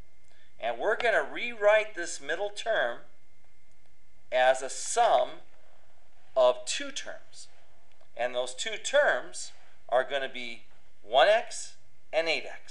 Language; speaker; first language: English; native; English